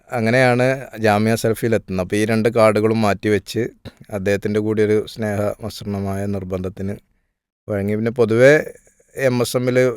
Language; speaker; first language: Malayalam; native; Malayalam